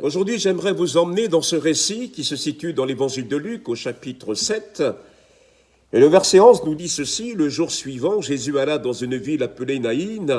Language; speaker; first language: French; native; French